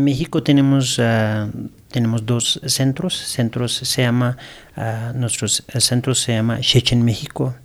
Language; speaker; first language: Spanish; non-native, learner; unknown